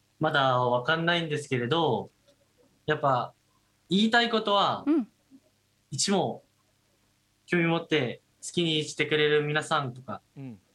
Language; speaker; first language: Japanese; non-native, fluent; Korean